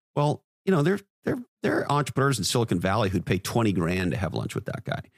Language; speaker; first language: English; native; English